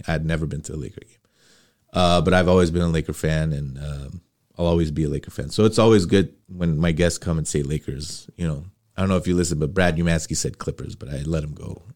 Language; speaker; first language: English; early bilingual, other home language; Arabic